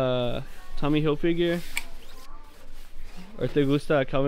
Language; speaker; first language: Spanish; early bilingual, heritage; Spanish